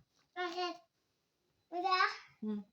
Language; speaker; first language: French; native; French